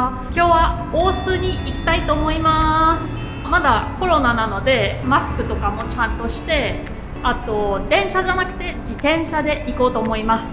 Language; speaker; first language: Japanese; non-native, fluent; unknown